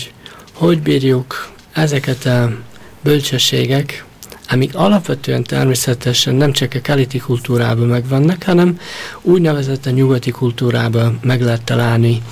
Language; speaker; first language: Hungarian; early bilingual, heritage; Hungarian